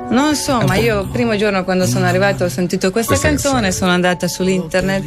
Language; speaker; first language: Italian; non-native, learner; Croatian